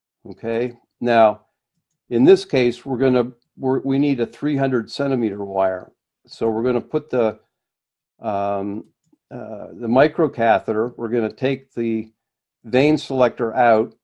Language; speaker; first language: English; non-native, fluent; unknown